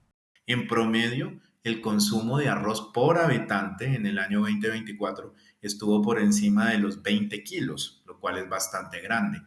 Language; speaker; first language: Spanish; native; Spanish